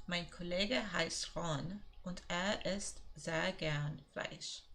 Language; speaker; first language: German; non-native, learner; English